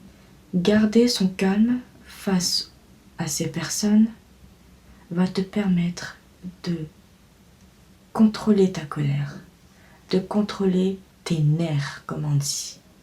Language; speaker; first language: French; native; French